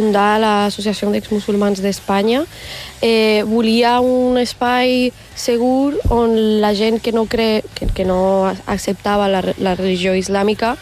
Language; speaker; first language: Catalan; early bilingual, other home language; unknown